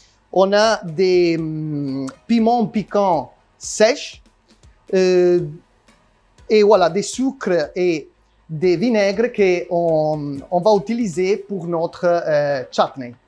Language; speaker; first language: French; non-native, learner; Italian